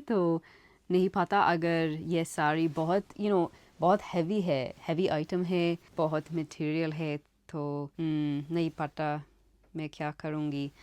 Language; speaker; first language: Hindi; non-native, learner; English